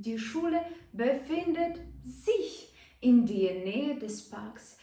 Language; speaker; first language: German; non-native, fluent; Ukrainian